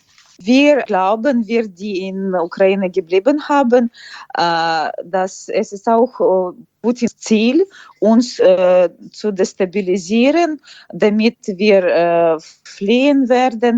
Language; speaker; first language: German; non-native, fluent; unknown